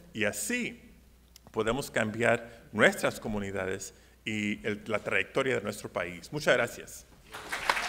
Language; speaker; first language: Spanish; early bilingual, heritage; Spanish